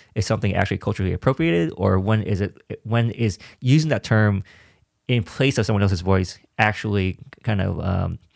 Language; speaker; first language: English; native; English